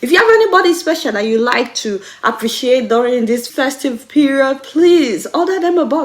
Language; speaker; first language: English; non-native, local second language; Yoruba